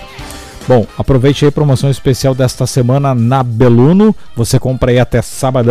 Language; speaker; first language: Portuguese; native; Portuguese